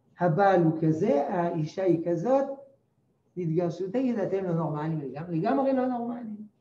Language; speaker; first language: Hebrew; non-native, fluent; French